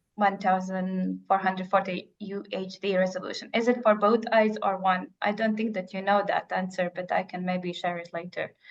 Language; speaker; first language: English; non-native, fluent; Latvian